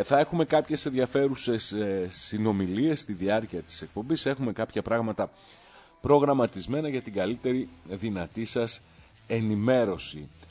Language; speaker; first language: Greek; native; Greek